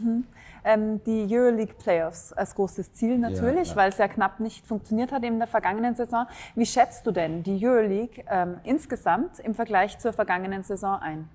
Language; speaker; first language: German; native; German